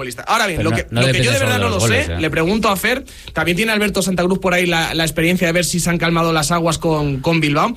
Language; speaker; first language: Spanish; native; Spanish